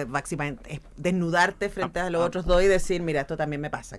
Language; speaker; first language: Spanish; native; Spanish